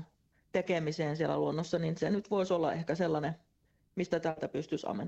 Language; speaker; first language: Finnish; native; Finnish